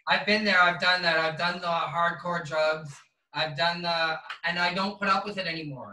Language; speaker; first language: English; native; English